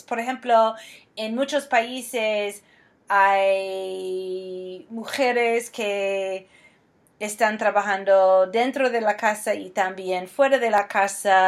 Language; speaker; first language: Spanish; non-native, fluent; English